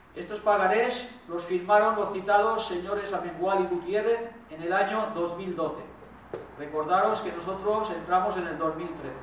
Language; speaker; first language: Spanish; non-native, local second language; Catalan